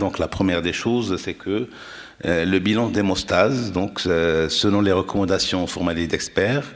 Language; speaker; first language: French; non-native, local second language; Arabic